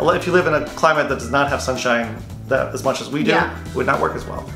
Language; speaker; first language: English; native; English